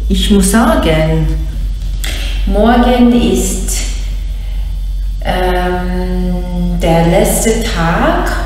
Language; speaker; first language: German; non-native, learner; English